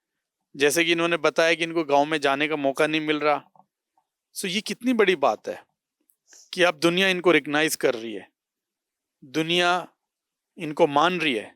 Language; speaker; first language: Hindi; native; Hindi